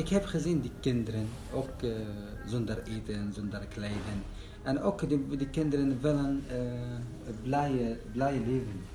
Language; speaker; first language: Dutch; non-native, learner; Arabic